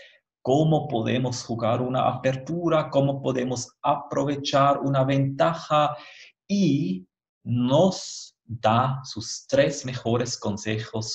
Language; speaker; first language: Spanish; non-native, fluent; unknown